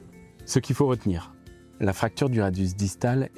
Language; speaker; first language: French; native; French